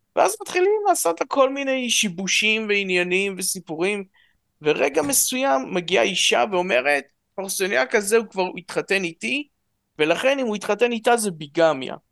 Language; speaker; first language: Hebrew; early bilingual, other home language; Russian